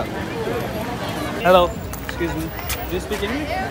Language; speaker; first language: English; non-native, local second language; Hindi